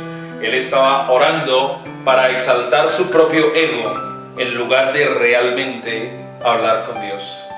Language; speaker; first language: Spanish; native; Spanish